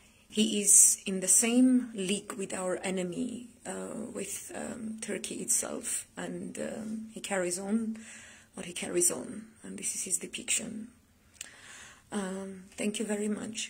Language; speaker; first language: English; non-native, fluent; Armenian